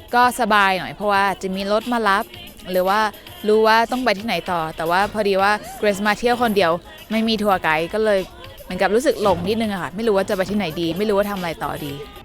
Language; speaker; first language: Thai; native; Thai